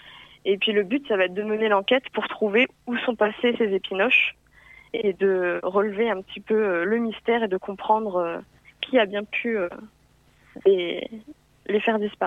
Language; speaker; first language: French; native; French